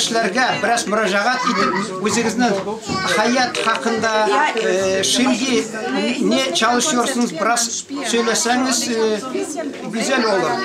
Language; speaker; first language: Turkish; non-native, learner; Tatar